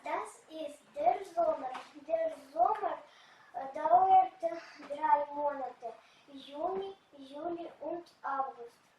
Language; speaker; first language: German; non-native, learner; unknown